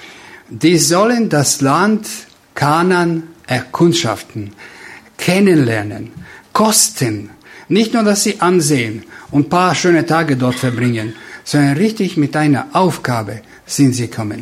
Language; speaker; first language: German; non-native, fluent; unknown